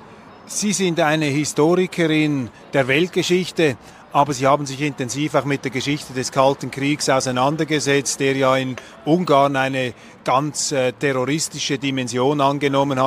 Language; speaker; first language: German; native; German